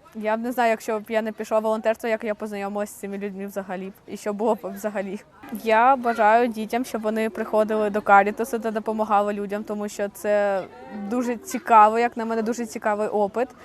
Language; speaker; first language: Ukrainian; native; Ukrainian